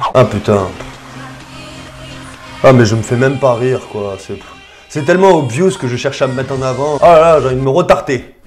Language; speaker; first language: French; native; French